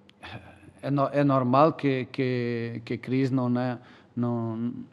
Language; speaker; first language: Italian; non-native, learner; Portuguese